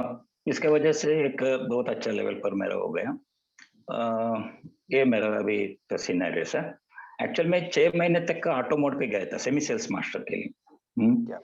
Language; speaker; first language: Hindi; non-native, local second language; Kannada